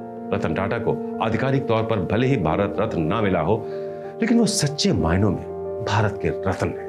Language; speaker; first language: Hindi; native; Hindi